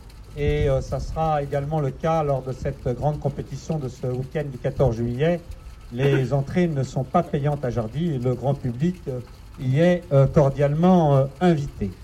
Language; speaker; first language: French; native; French